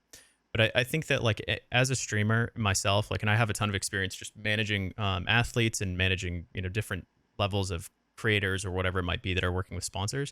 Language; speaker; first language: English; native; English